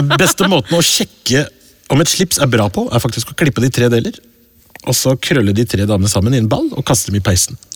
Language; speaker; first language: Norwegian; early bilingual, other home language; Urdu